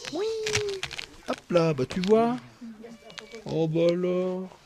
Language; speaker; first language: French; native; French